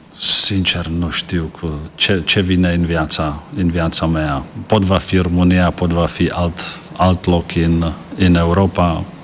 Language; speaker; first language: Romanian; non-native, learner; Czech